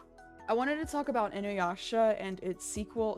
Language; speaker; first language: English; native; English